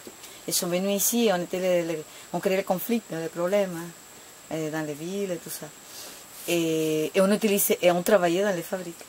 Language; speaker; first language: French; non-native, fluent; Spanish